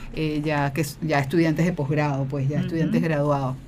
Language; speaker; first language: Spanish; native; Spanish